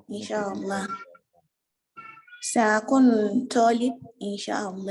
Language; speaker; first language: Arabic; non-native, learner; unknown